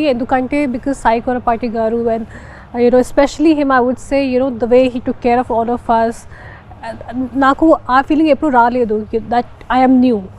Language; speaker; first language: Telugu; non-native, local second language; Hindi